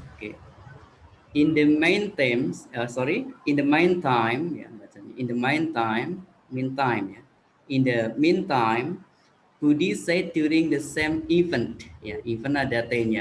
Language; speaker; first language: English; non-native, fluent; Indonesian